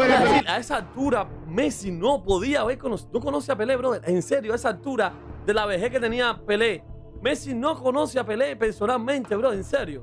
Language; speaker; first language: Spanish; native; Spanish